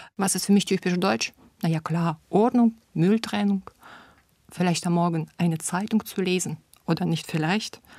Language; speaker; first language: German; non-native, fluent; Russian